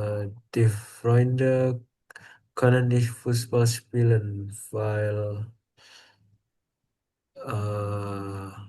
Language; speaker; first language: German; non-native, learner; Indonesian